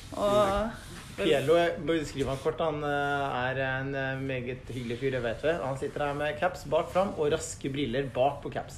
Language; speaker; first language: Norwegian; native; Norwegian